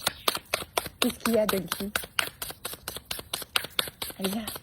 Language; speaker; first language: French; native; French